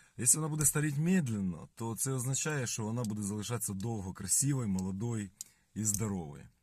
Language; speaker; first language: Ukrainian; native; Ukrainian